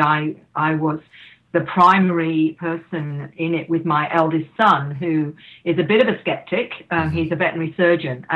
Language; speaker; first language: English; native; English